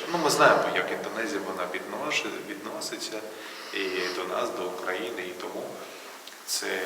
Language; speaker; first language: Ukrainian; non-native, local second language; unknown